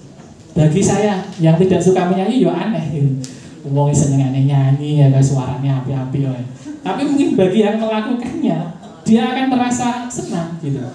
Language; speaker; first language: Indonesian; native; Indonesian